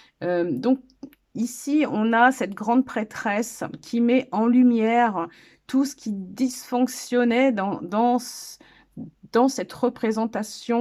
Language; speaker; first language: French; native; French